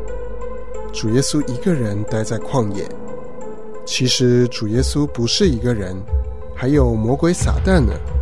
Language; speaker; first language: Chinese; native; Chinese